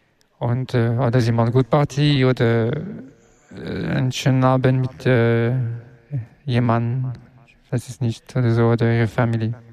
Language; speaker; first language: German; non-native, learner; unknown